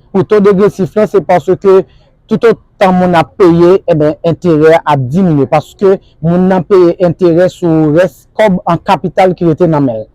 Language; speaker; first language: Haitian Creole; native; Haitian Creole